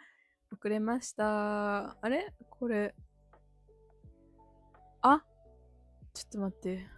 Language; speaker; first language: Japanese; native; Japanese